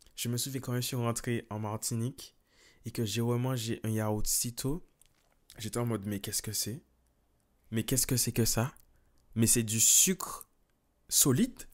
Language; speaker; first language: French; native; French